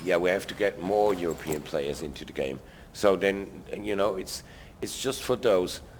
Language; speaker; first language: English; non-native, fluent; German